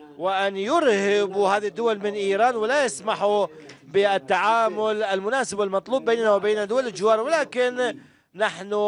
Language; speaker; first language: Arabic; non-native, fluent; Persian